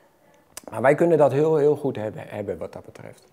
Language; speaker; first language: Dutch; native; Dutch